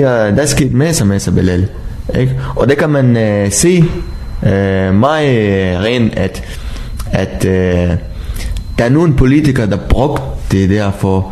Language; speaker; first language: Danish; non-native, learner; Arabic